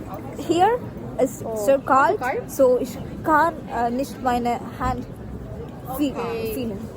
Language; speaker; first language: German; non-native, learner; Malayalam